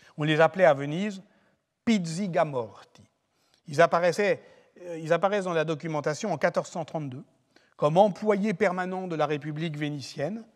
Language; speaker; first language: French; native; French